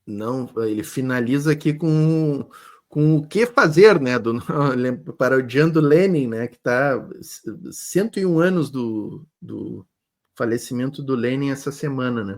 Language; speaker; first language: Portuguese; native; Portuguese